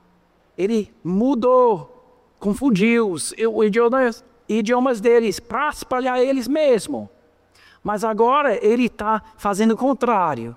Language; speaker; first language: Portuguese; non-native, fluent; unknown